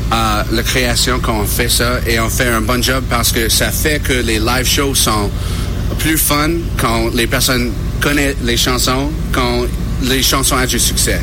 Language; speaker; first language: French; non-native, learner; English